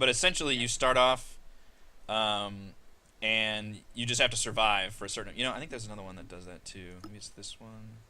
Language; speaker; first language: English; native; English